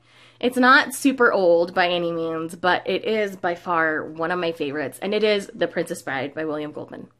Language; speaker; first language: English; native; English